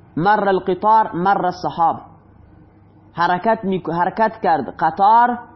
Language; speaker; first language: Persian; non-native, local second language; Baluchi